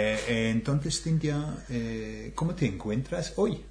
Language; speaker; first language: Spanish; non-native, fluent; English